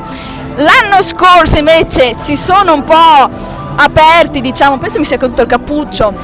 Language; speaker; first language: Italian; native; Italian